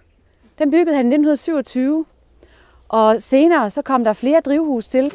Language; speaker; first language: Danish; native; Danish